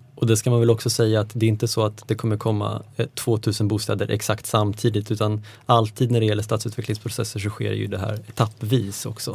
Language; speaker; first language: Swedish; native; Swedish